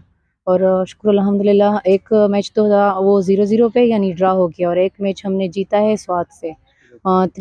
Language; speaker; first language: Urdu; non-native, local second language; Pashto